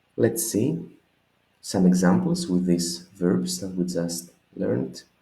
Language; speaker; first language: English; non-native, fluent; Greek